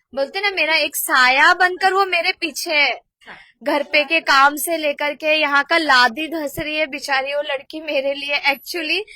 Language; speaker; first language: Hindi; non-native, local second language; Marathi